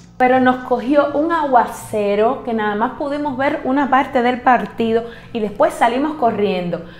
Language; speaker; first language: Spanish; native; Spanish